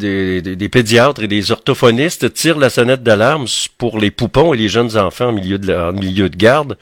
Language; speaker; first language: French; native; French